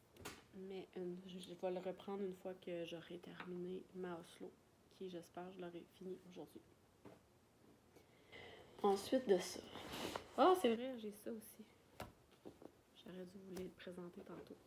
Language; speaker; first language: French; native; French